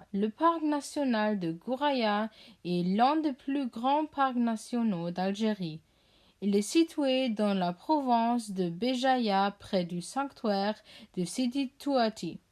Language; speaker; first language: French; non-native, learner; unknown